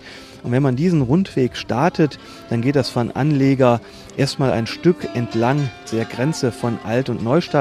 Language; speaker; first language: German; native; German